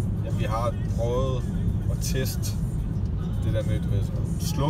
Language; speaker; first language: Danish; native; Danish